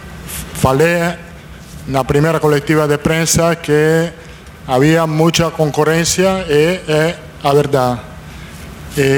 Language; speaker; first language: Portuguese; non-native, fluent; Italian